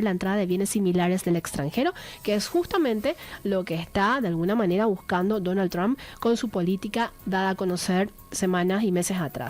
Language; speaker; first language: Spanish; native; Spanish